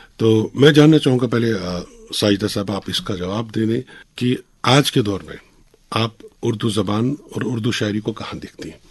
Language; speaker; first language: Urdu; non-native, local second language; Kashmiri